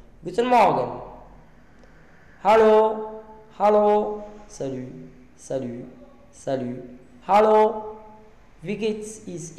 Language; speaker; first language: German; non-native, learner; Arabic